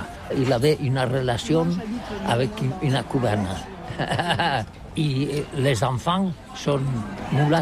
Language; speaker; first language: French; non-native, learner; Catalan